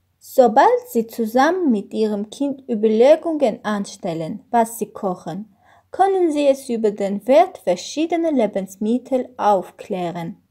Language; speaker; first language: German; non-native, learner; Armenian